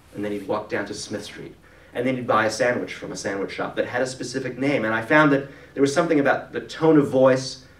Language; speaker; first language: English; native; English